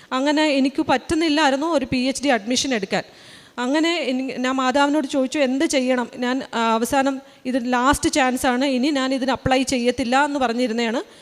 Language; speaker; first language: Malayalam; early bilingual, heritage; Malayalam